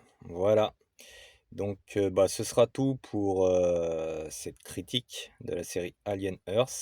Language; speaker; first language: French; native; French